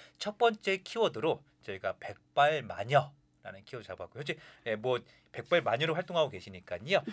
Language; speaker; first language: Korean; native; Korean